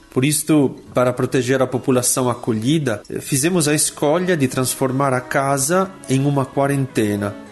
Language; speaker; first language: Portuguese; non-native, fluent; Italian